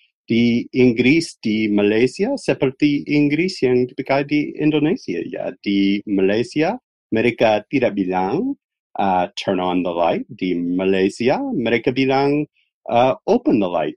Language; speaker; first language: Indonesian; non-native, fluent; English